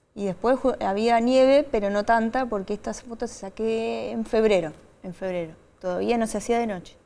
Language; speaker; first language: Spanish; native; Spanish